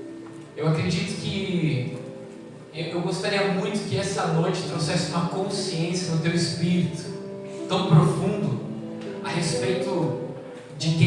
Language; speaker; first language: Portuguese; native; Portuguese